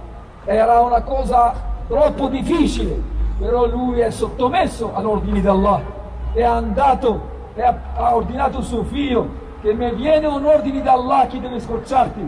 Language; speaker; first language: Italian; non-native, fluent; Arabic